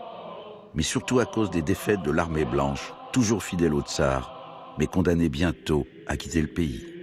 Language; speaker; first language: French; native; French